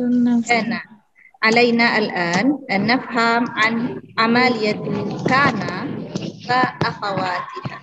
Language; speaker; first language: Arabic; non-native, fluent; Indonesian